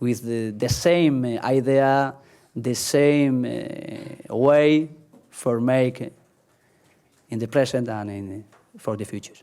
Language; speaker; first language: English; non-native, learner; Spanish